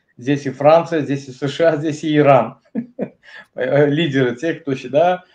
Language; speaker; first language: Russian; non-native, local second language; Azerbaijani